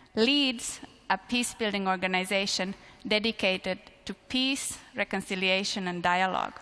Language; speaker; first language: English; non-native, fluent; Finnish